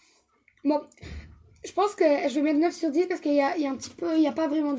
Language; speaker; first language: French; native; French